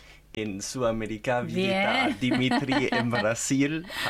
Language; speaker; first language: Spanish; non-native, learner; German